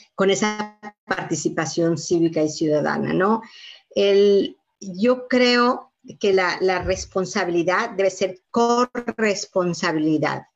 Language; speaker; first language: Spanish; native; Spanish